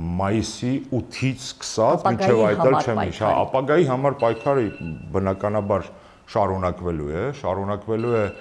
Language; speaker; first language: Armenian; native; Armenian